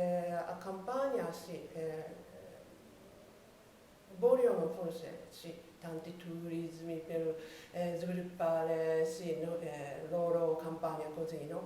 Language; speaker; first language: Italian; non-native, learner; Japanese